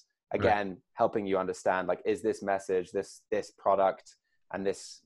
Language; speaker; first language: English; native; English